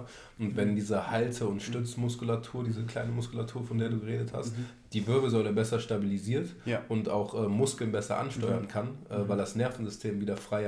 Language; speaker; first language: German; native; German